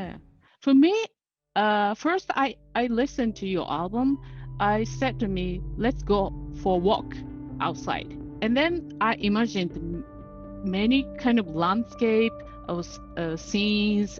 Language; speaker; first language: English; non-native, learner; Japanese